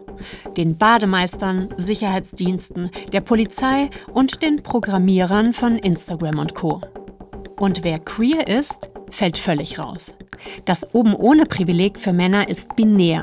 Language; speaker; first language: German; native; German